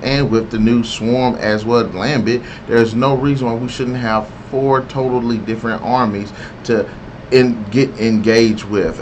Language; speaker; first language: English; native; English